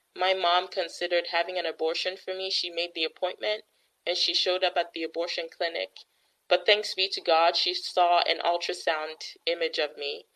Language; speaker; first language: English; native; English